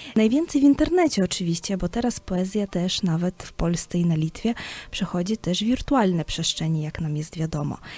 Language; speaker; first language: Polish; native; Polish